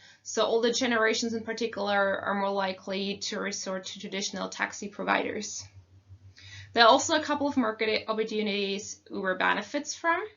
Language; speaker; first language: English; non-native, fluent; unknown